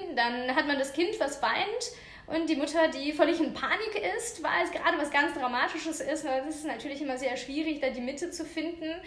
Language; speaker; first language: German; non-native, fluent; Russian